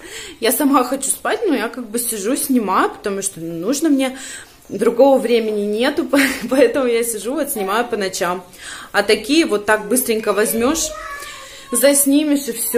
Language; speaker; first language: Russian; native; Russian